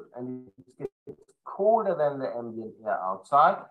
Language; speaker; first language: English; non-native, fluent; German